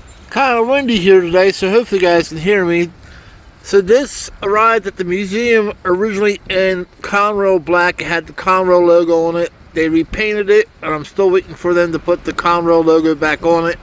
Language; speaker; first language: English; native; English